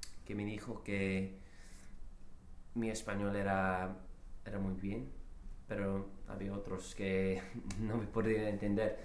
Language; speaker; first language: Spanish; non-native, fluent; English